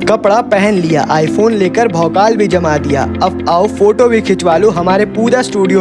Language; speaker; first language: Hindi; native; Hindi